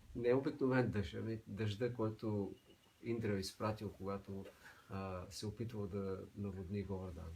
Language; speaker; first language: Bulgarian; native; Bulgarian